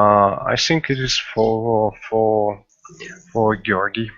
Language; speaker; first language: English; non-native, learner; Russian